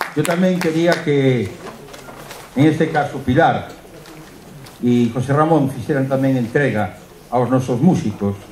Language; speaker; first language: Spanish; non-native, local second language; Galician